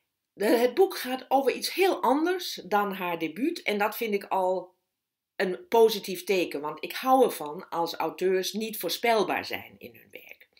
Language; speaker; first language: Dutch; non-native, fluent; German